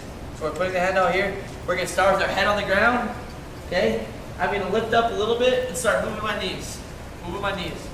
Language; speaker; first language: English; native; English